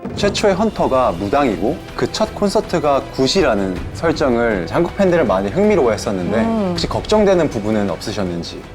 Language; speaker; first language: Korean; early bilingual, heritage; Korean